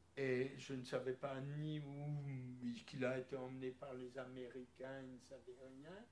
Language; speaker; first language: French; early bilingual, other home language; Yiddish